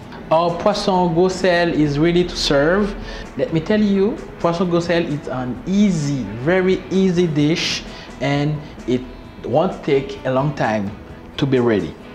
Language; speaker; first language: English; non-native, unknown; Haitian Creole